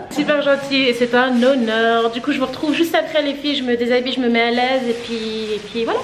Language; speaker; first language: French; native; French